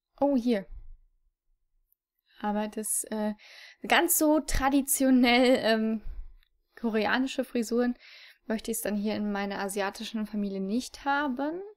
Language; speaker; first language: German; native; German